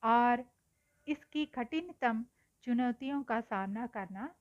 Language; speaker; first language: Hindi; non-native, local second language; Telugu